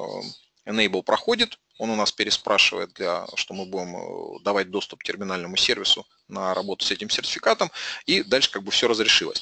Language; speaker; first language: Russian; native; Russian